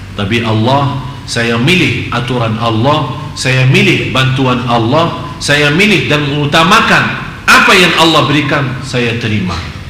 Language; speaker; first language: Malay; non-native, fluent; Arabic